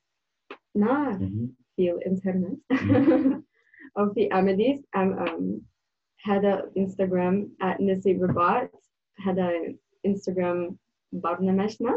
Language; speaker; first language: Arabic; non-native, learner; English